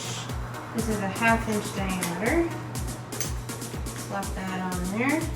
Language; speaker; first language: English; native; English